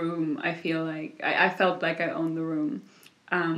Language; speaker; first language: English; non-native, fluent; German